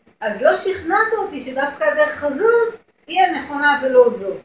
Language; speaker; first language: Hebrew; native; Hebrew